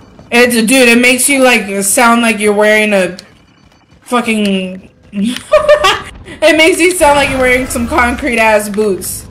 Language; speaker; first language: English; early bilingual, other home language; Spanish